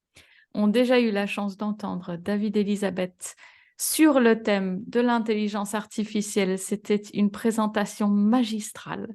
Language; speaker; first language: French; native; French